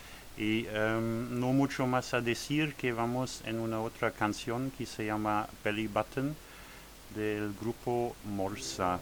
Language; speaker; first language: Spanish; non-native, learner; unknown